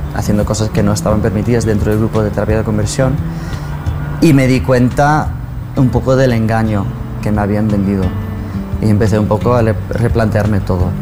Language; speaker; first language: Spanish; non-native, fluent; English